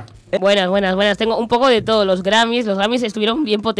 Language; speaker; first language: Spanish; native; Spanish